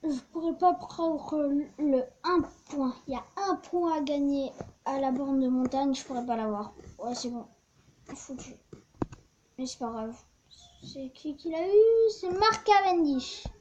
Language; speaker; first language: French; native; French